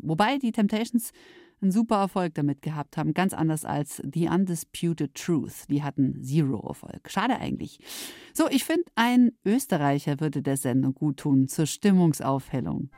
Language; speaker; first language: German; native; German